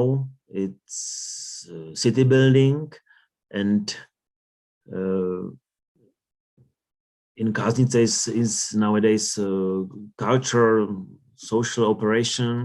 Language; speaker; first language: English; non-native, learner; Czech